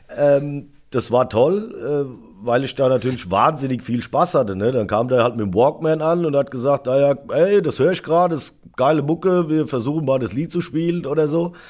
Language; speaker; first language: German; native; German